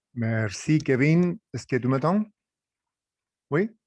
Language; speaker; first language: French; non-native, fluent; Spanish